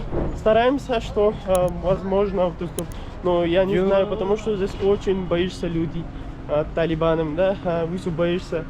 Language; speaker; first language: Russian; non-native, learner; Kyrgyz